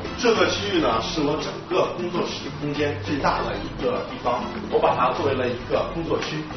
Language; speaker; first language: Chinese; native; Chinese